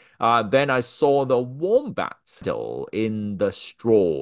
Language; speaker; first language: English; non-native, local second language; Cantonese